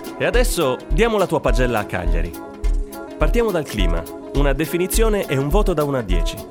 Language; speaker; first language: Italian; native; Italian